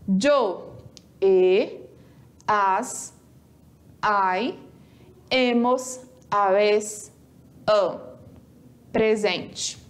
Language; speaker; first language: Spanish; non-native, fluent; Portuguese